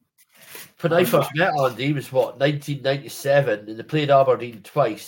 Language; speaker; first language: English; native; English